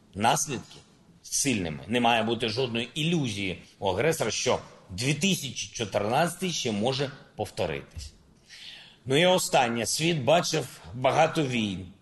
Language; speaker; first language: Ukrainian; non-native, local second language; Russian